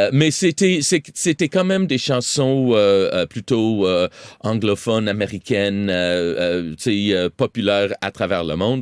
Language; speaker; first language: French; non-native, local second language; English